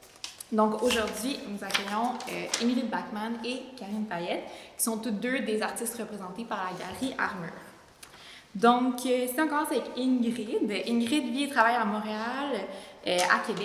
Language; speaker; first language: French; native; French